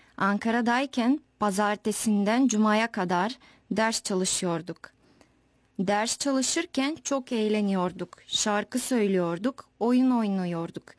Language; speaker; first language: Turkish; non-native, fluent; Bulgarian